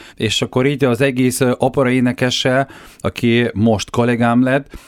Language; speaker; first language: Hungarian; non-native, fluent; Ukrainian